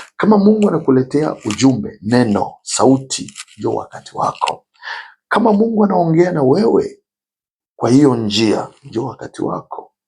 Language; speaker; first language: Swahili; native; Swahili